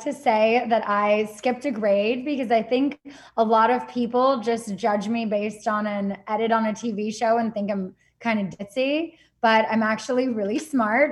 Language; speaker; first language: English; native; English